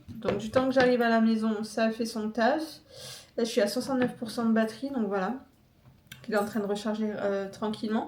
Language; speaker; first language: French; native; French